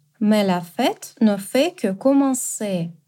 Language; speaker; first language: French; non-native, fluent; Russian